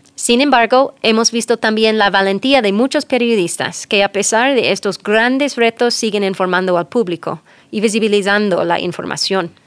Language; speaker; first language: Spanish; non-native, fluent; English